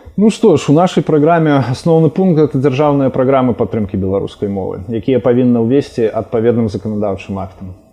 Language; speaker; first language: Belarusian; non-native, local second language; Russian